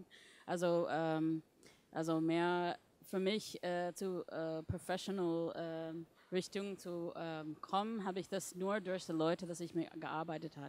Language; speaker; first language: German; non-native, fluent; English